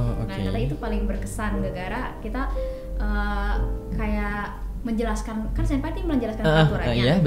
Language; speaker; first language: Indonesian; native; Indonesian